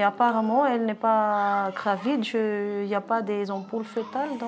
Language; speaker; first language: French; non-native, local second language; Malagasy